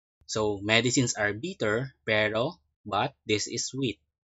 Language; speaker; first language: English; non-native, local second language; Filipino